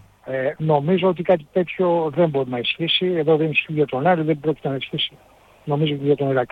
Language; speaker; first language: Greek; native; Greek